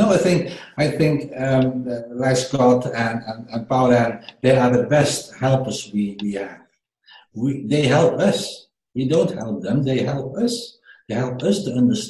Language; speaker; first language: English; non-native, fluent; Dutch